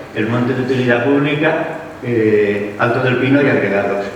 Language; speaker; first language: Spanish; non-native, local second language; Catalan